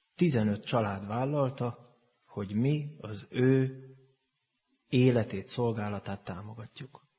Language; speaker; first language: Hungarian; native; Hungarian